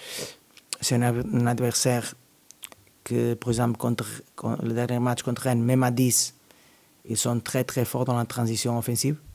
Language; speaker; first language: French; non-native, learner; Portuguese